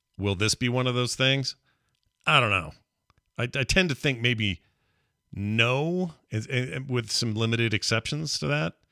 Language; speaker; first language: English; native; English